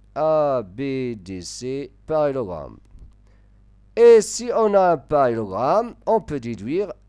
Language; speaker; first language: French; non-native, local second language; Arabic